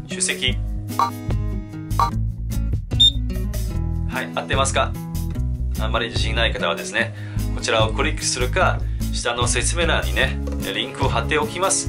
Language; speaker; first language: Japanese; non-native, fluent; Chinese